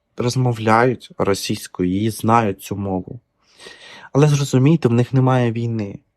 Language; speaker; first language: Ukrainian; non-native, local second language; Russian